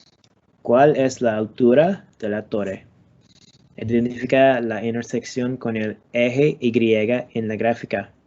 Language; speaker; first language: Spanish; non-native, learner; English